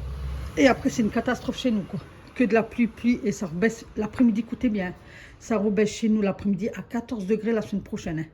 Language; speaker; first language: French; native; French